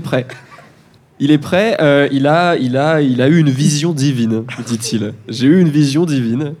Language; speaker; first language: French; native; French